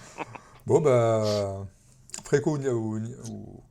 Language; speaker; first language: French; native; French